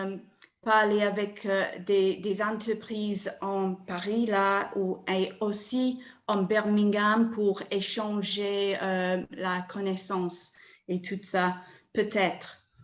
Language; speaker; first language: French; non-native, learner; English